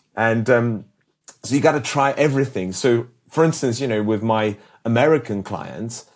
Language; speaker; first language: English; early bilingual, other home language; Polish